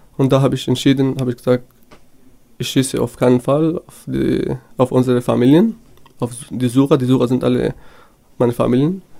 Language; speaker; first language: German; non-native, fluent; Kurdish